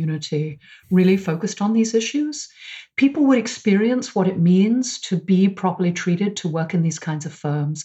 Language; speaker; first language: English; native; English